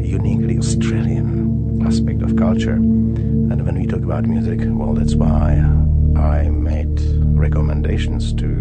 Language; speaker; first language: English; non-native, fluent; Czech